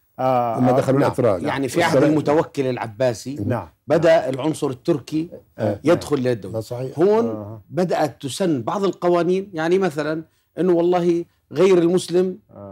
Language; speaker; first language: Arabic; native; Arabic